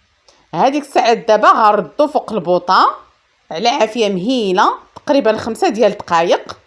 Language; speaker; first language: Arabic; native; Arabic